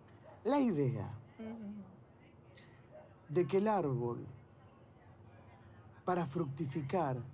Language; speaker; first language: Spanish; native; Spanish